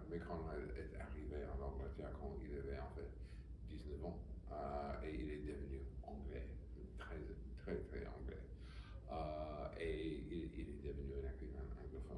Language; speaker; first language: French; non-native, fluent; English